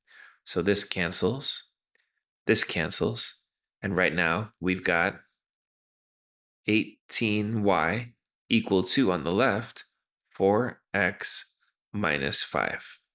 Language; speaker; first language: English; native; English